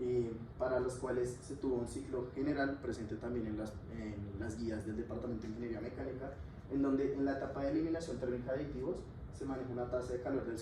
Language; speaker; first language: Spanish; native; Spanish